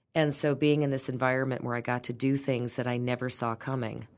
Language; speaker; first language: English; native; English